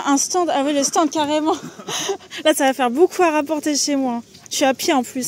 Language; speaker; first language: French; native; French